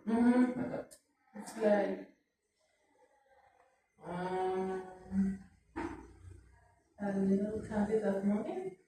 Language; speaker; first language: English; non-native, learner; Spanish